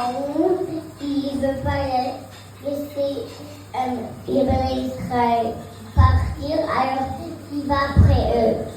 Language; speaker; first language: French; early bilingual, heritage; French